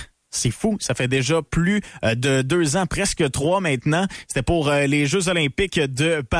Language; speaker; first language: French; native; French